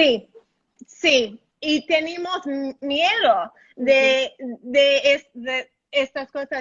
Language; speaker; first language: Spanish; non-native, learner; English